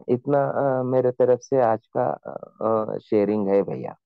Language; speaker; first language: Hindi; non-native, local second language; Marathi